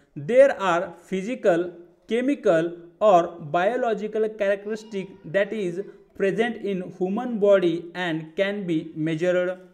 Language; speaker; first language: English; non-native, local second language; Marathi